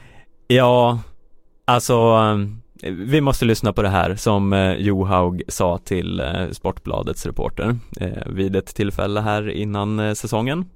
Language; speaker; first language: Swedish; native; Swedish